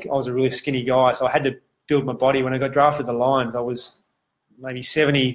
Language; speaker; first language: English; native; English